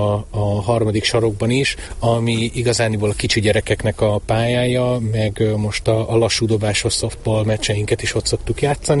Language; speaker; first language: Hungarian; native; Hungarian